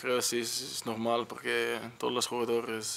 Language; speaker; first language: Spanish; non-native, learner; Dutch